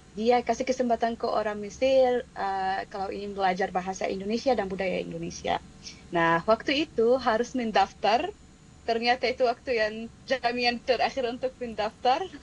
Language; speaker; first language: Indonesian; non-native, fluent; Arabic